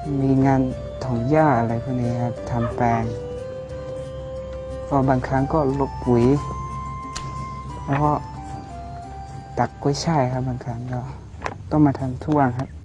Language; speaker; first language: Thai; non-native, local second language; Akha